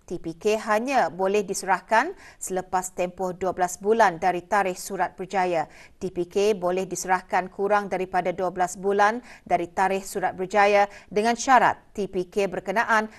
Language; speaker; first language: Malay; native; Malay